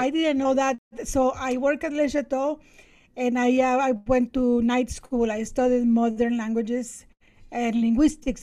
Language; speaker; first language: English; non-native, fluent; Spanish